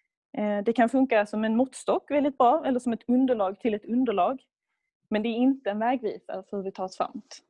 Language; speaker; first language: Swedish; native; Swedish